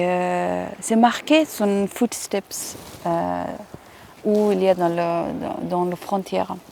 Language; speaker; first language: French; non-native, fluent; Persian